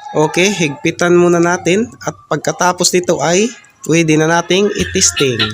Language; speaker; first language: Filipino; non-native, local second language; Cebuano